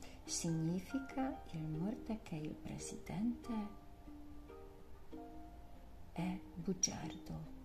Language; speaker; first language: Italian; non-native, learner; Hungarian